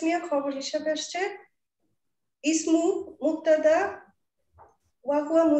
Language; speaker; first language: Arabic; non-native, learner; Bangla